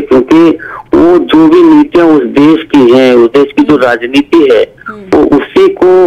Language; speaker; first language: Hindi; native; Hindi